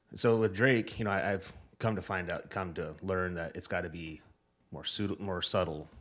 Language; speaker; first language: English; native; English